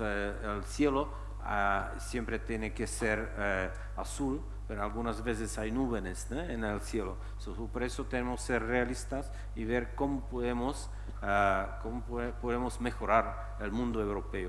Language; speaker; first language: Spanish; non-native, fluent; Czech